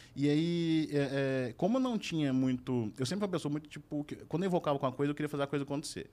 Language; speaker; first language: Portuguese; native; Portuguese